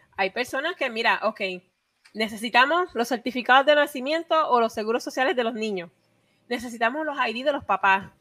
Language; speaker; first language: Spanish; native; Spanish